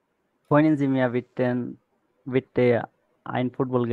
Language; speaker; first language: German; non-native, learner; Bangla